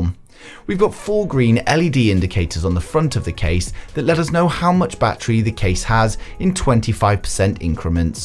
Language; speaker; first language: English; native; English